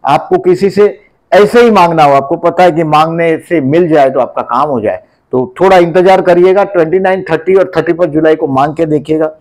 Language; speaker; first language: Hindi; native; Hindi